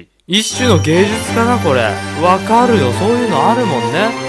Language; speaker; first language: Japanese; native; Japanese